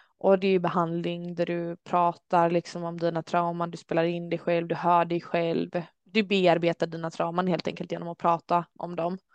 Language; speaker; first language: Swedish; early bilingual, other home language; Albanian